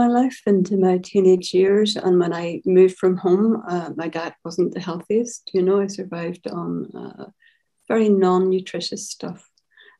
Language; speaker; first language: English; native; English